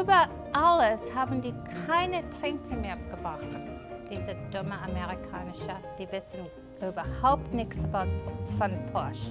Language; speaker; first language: German; non-native, learner; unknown